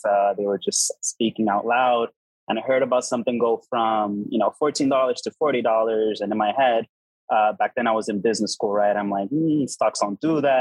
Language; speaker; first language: English; native; English